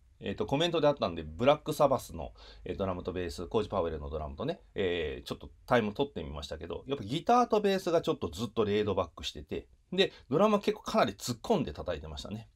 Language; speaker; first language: Japanese; native; Japanese